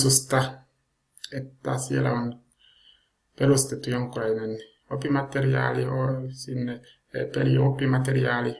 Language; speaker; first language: Finnish; non-native, learner; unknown